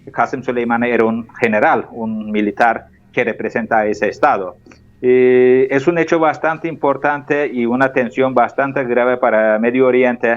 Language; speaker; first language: Spanish; non-native, fluent; Turkish